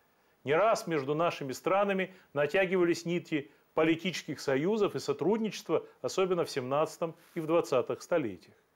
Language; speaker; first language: Russian; native; Russian